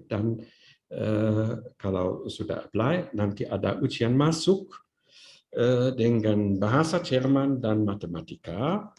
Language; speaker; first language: Indonesian; non-native, fluent; German